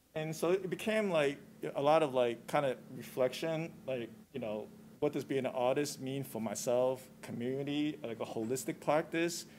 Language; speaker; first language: English; non-native, local second language; Cantonese